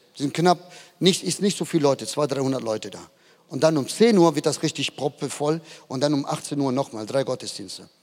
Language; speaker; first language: German; native; German